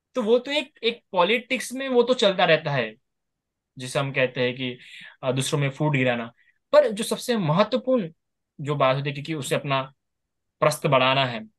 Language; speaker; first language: Hindi; non-native, local second language; Marathi